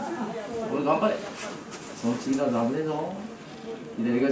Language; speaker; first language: Japanese; native; Japanese